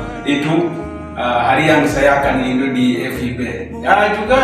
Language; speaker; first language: Indonesian; non-native, learner; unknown